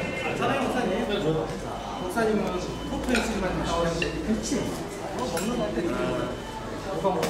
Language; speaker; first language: Korean; native; Korean